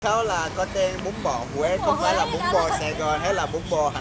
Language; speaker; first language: Vietnamese; non-native, fluent; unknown